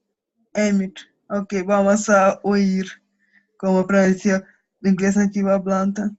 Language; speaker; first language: Spanish; non-native, learner; Russian